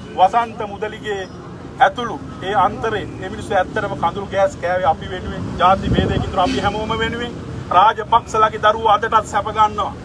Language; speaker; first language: Sinhala; native; Sinhala